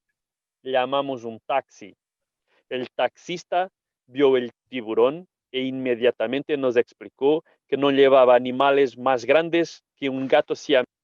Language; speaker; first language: Spanish; non-native, fluent; Portuguese